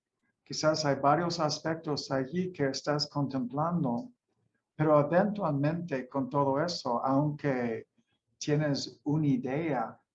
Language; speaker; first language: Spanish; non-native, fluent; English